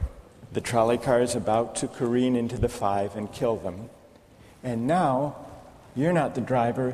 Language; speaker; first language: English; native; English